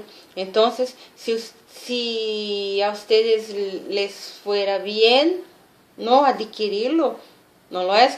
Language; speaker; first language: Spanish; non-native, fluent; Portuguese